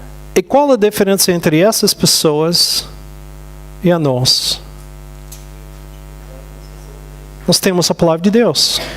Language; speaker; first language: Portuguese; non-native, fluent; English